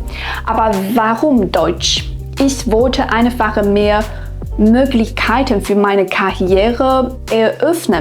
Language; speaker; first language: German; non-native, fluent; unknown